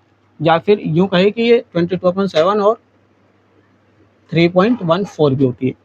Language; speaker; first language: Hindi; native; Hindi